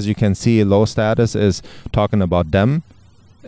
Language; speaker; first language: English; non-native, fluent; German